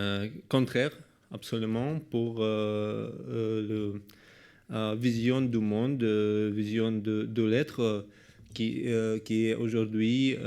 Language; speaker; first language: French; non-native, learner; Russian